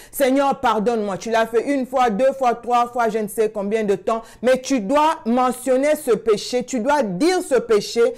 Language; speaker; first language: French; non-native, local second language; Swahili